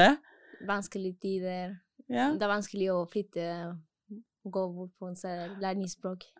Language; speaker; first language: Norwegian; non-native, learner; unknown